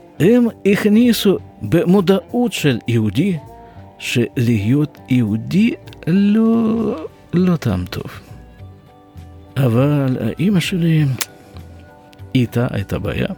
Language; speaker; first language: Hebrew; non-native, fluent; Russian